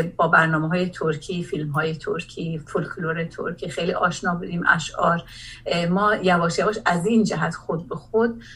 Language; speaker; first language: Persian; non-native, local second language; Azerbaijani